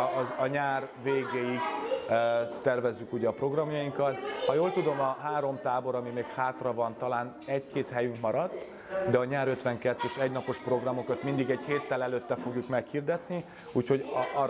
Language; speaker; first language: Hungarian; native; Hungarian